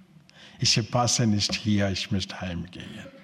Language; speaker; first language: German; non-native, learner; Telugu